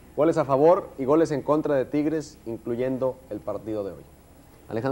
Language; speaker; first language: Spanish; native; Spanish